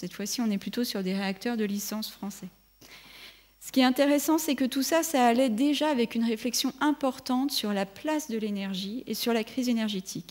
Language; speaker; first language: French; native; French